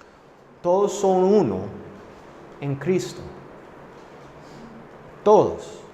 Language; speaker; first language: Spanish; non-native, fluent; English